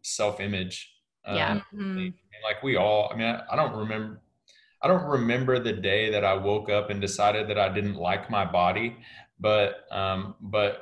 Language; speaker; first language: English; native; English